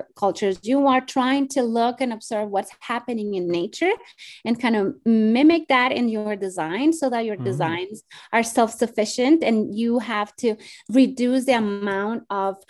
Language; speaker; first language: English; non-native, fluent; Spanish